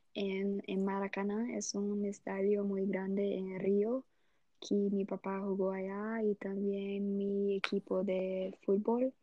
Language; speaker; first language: Spanish; non-native, learner; Portuguese